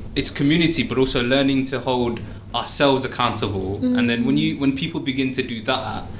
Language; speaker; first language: English; native; English